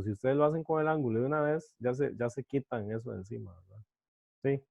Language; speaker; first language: Spanish; native; Spanish